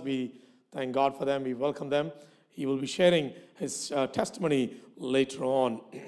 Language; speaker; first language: English; non-native, local second language; Malayalam